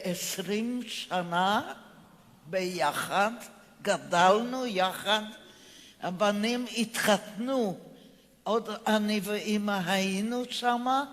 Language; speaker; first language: Hebrew; non-native, fluent; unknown